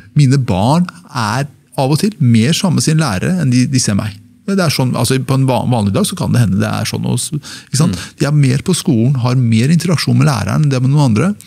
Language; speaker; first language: Norwegian; early bilingual, other home language; Persian